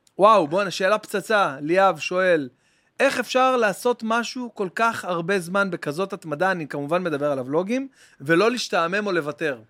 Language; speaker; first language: Hebrew; native; Hebrew